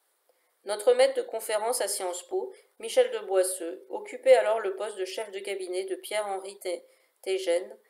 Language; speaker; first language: French; native; French